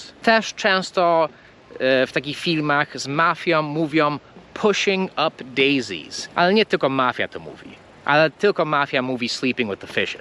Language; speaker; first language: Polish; non-native, fluent; English